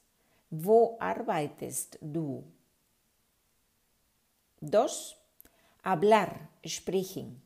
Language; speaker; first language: German; non-native, fluent; Spanish